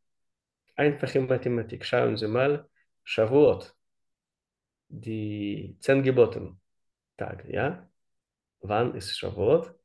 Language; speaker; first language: German; non-native, learner; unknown